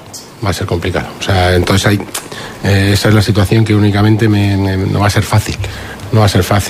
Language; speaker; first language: Spanish; native; Spanish